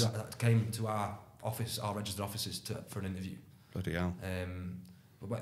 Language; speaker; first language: English; native; English